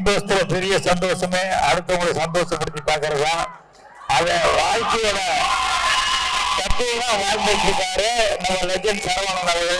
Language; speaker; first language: Tamil; native; Tamil